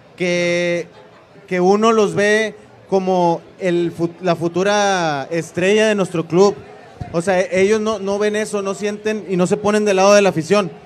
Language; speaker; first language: Spanish; native; Spanish